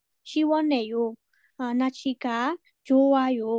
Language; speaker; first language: Korean; non-native, learner; Burmese